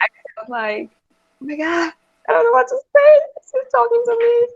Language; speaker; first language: English; non-native, learner; Portuguese